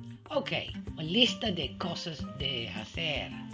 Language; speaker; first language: Spanish; non-native, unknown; English